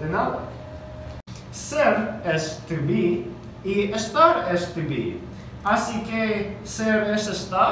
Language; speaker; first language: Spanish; non-native, learner; English